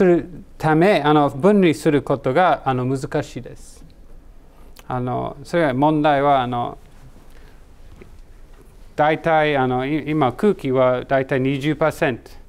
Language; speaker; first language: Japanese; non-native, learner; English